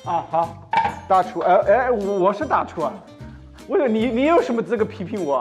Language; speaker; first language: Chinese; non-native, fluent; German